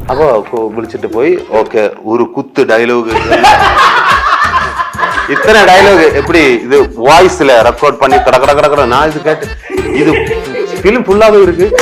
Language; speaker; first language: Tamil; non-native, learner; Malayalam